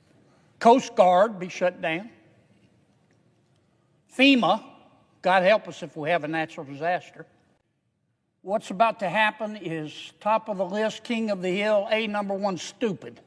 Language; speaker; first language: English; native; English